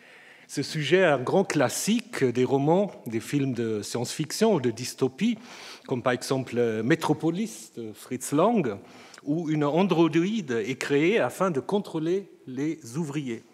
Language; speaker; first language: French; native; French